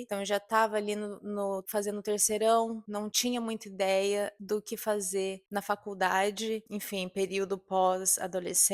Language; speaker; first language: Portuguese; native; Portuguese